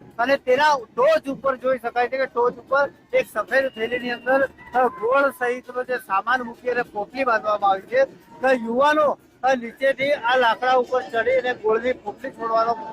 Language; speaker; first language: Gujarati; native; Gujarati